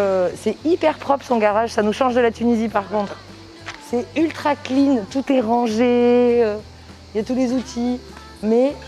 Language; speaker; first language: French; native; French